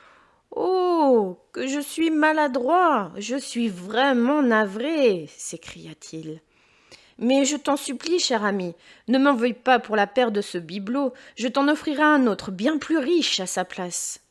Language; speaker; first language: French; native; French